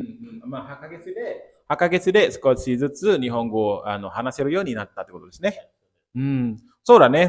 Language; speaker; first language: Japanese; non-native, fluent; Indonesian